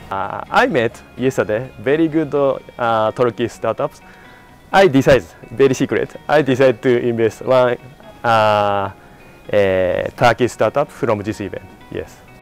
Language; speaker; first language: English; non-native, learner; Japanese